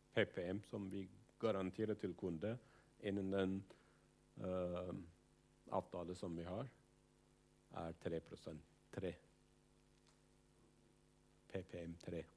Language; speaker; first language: Norwegian; non-native, fluent; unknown